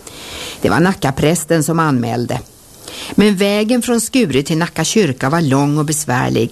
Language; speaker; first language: Swedish; native; Swedish